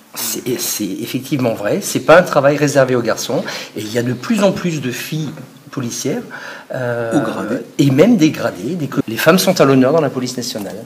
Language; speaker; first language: French; native; French